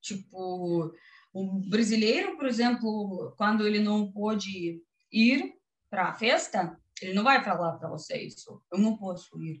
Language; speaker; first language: Portuguese; non-native, learner; Russian